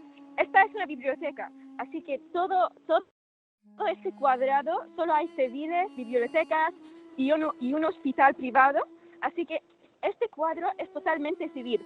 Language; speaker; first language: Spanish; non-native, fluent; Arabic